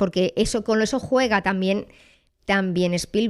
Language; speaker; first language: Spanish; native; Spanish